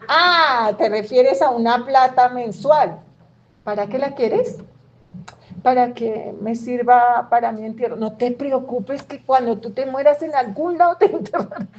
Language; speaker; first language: Spanish; native; Spanish